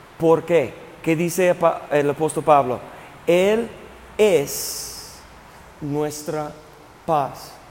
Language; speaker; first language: Spanish; non-native, fluent; English